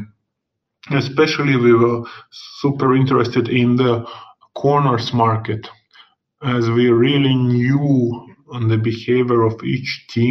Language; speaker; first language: English; non-native, fluent; Russian